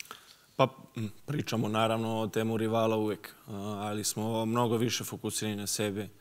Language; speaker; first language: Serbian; early bilingual, heritage; Serbian